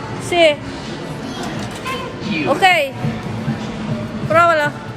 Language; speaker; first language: Italian; non-native, fluent; Filipino